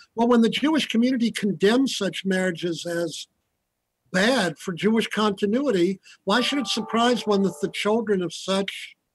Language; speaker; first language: English; native; English